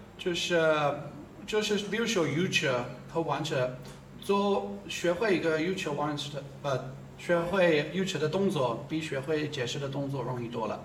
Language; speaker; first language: Chinese; non-native, fluent; English